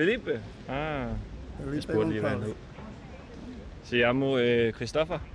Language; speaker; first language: Spanish; non-native, learner; Danish